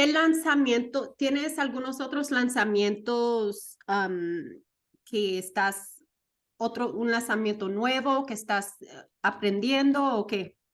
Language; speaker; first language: Spanish; early bilingual, heritage; Spanish